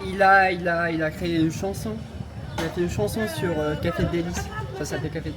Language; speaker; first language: French; non-native, local second language; Arabic